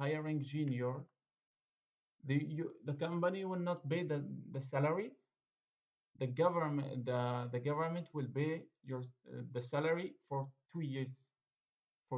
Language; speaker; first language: English; non-native, fluent; Arabic